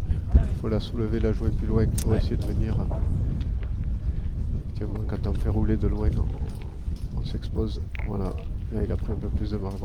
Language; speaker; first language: French; native; French